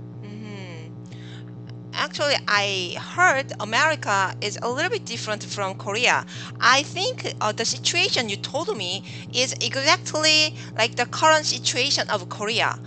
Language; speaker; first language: English; non-native, learner; Korean